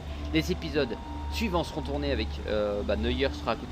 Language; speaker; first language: French; native; French